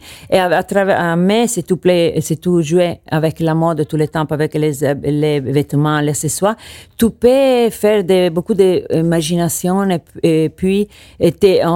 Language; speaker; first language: French; non-native, learner; Italian